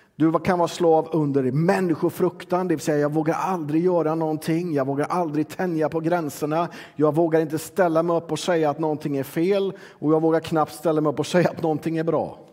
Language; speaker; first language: Swedish; native; Swedish